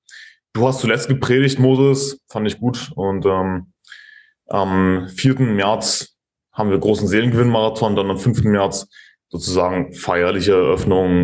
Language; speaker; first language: German; native; German